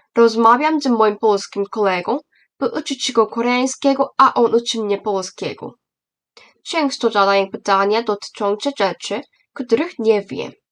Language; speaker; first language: Polish; non-native, learner; Korean